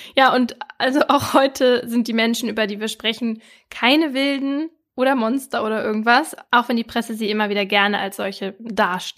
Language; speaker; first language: German; native; German